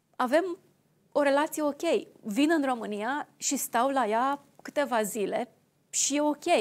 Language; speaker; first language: Romanian; native; Romanian